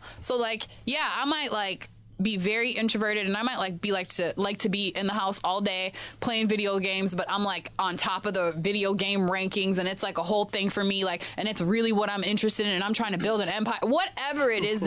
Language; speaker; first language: English; native; English